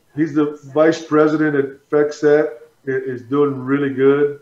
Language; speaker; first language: English; native; English